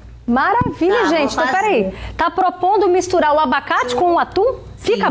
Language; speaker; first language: Portuguese; native; Portuguese